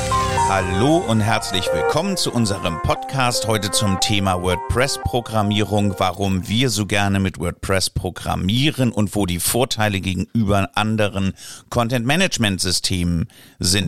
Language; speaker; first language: German; native; German